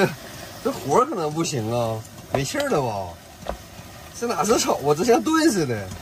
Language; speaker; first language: Chinese; native; Chinese